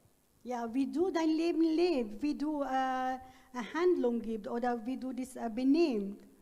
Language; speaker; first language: German; non-native, fluent; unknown